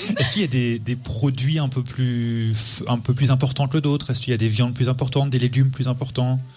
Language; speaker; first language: French; native; French